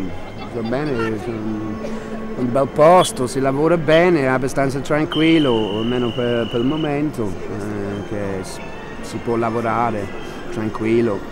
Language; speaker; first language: Italian; non-native, fluent; English